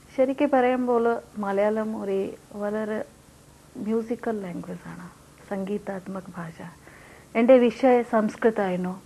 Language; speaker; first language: Malayalam; non-native, local second language; Hindi